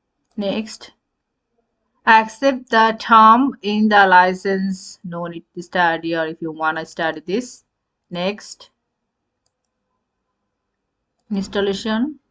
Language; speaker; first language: English; non-native, fluent; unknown